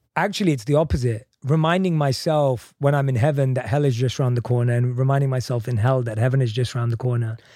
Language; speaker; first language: English; native; English